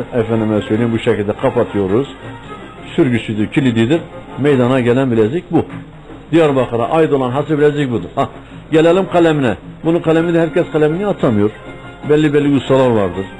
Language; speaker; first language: Turkish; native; Turkish